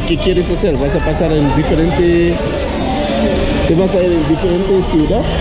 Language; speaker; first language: Spanish; non-native, learner; Haitian Creole